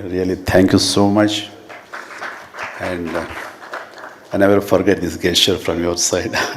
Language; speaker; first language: English; non-native, local second language; Telugu